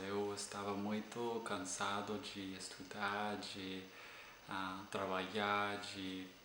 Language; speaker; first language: Portuguese; non-native, fluent; English